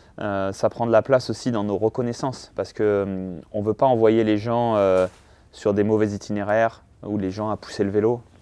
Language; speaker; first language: French; native; French